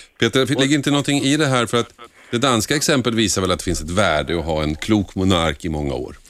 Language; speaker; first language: Swedish; native; Swedish